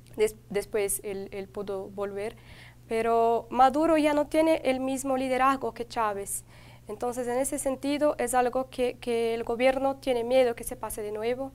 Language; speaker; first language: Spanish; non-native, fluent; Portuguese